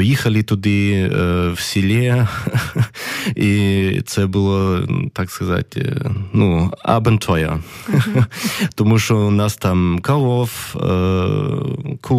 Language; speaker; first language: Ukrainian; non-native, fluent; German